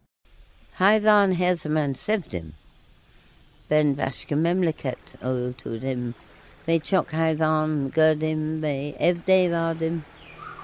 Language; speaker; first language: Turkish; non-native, learner; English